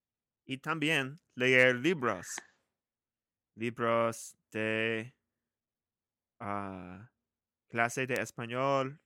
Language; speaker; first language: Spanish; non-native, learner; English